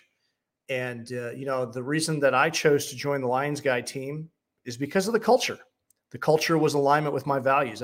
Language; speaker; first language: English; native; English